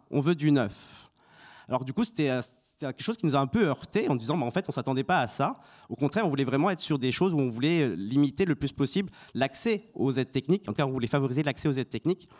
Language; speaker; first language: French; native; French